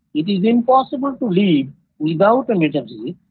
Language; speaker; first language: English; non-native, local second language; Bangla